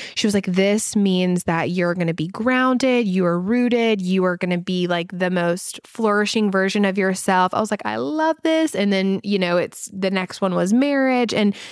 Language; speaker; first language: English; native; English